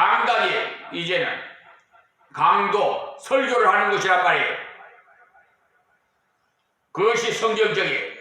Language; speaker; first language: Korean; native; Korean